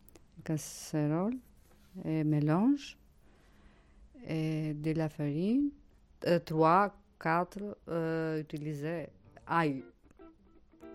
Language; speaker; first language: French; non-native, learner; Albanian